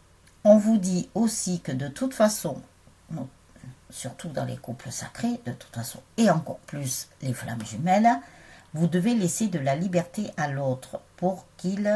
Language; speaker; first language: French; native; French